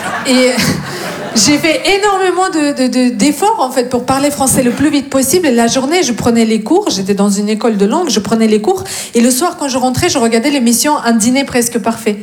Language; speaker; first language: French; non-native, fluent; Russian